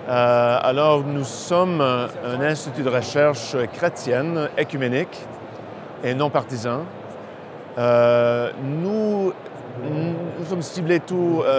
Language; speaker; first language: French; non-native, local second language; English